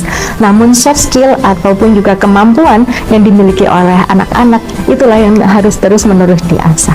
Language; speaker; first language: Indonesian; native; Indonesian